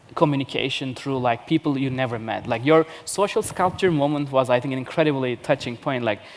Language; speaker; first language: English; non-native, fluent; Turkish